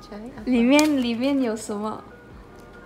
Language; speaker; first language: Chinese; non-native, local second language; Malay